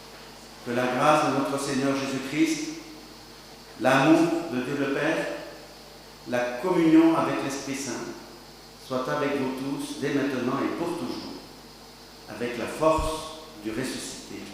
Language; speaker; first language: French; native; French